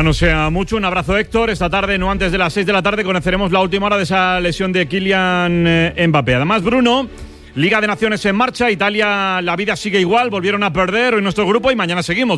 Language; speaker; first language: Spanish; native; Spanish